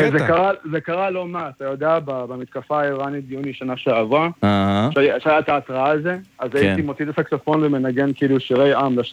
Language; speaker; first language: Hebrew; early bilingual, heritage; English